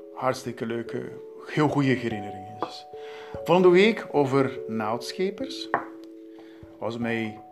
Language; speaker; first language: Dutch; non-native, learner; Portuguese